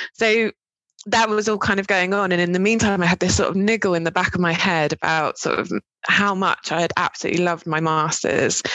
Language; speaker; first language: English; native; English